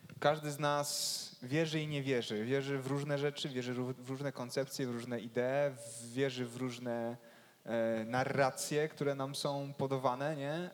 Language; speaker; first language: Polish; native; Polish